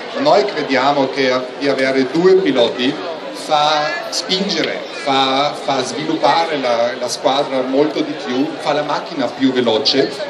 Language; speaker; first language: Italian; non-native, learner; German